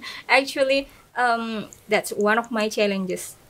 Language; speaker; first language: English; non-native, fluent; Indonesian